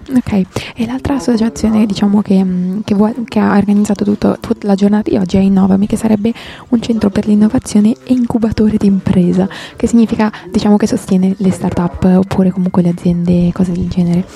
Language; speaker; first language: Italian; native; Italian